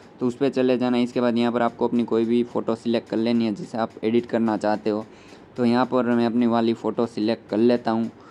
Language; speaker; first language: Hindi; non-native, local second language; Gujarati